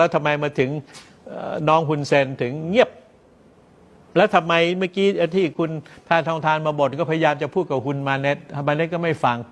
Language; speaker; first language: Thai; native; Thai